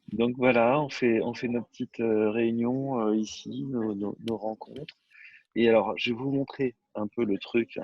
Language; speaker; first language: French; native; French